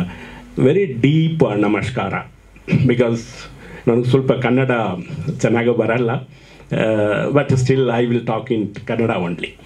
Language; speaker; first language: Kannada; non-native, learner; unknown